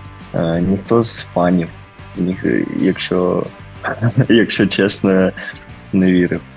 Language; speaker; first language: Ukrainian; early bilingual, heritage; Ukrainian